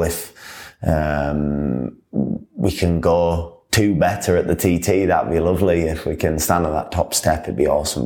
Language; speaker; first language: English; native; English